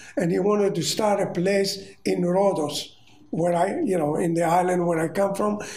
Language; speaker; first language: English; non-native, fluent; Greek